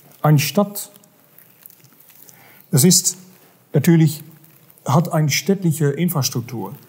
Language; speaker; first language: German; non-native, fluent; Dutch